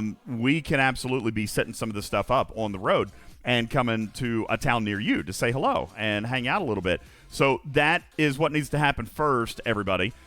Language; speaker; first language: English; native; English